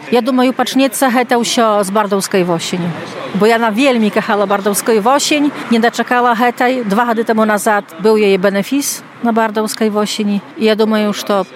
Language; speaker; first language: Belarusian; native; Belarusian